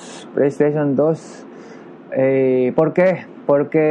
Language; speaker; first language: Spanish; non-native, learner; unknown